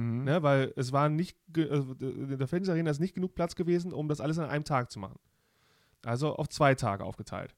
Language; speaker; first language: German; native; German